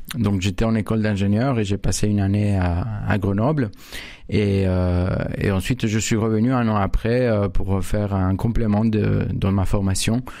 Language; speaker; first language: French; non-native, fluent; Spanish